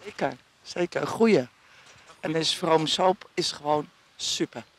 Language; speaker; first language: Dutch; native; Dutch